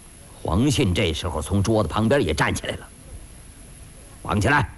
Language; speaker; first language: Chinese; native; Chinese